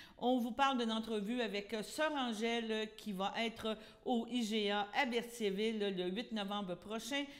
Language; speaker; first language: French; native; French